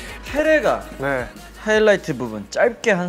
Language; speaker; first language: Korean; native; Korean